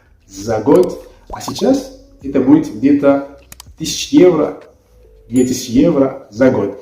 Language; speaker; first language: Russian; non-native, fluent; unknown